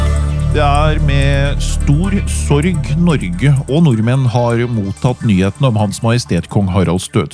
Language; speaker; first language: Norwegian; native; Norwegian